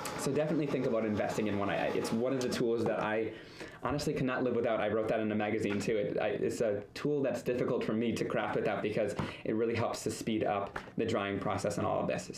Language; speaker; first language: English; native; English